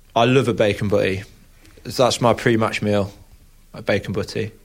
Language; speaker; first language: English; native; English